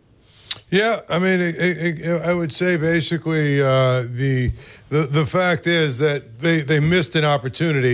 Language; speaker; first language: English; native; English